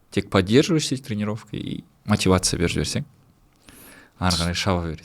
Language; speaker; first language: Russian; non-native, local second language; Kazakh